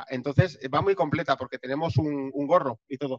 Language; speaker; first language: Spanish; native; Spanish